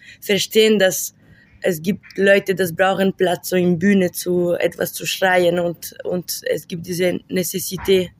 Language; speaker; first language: German; non-native, local second language; Italian